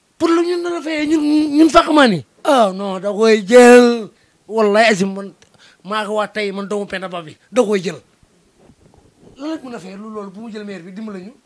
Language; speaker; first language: Wolof; native; Wolof